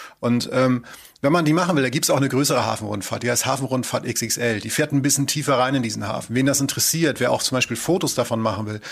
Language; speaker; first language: German; native; German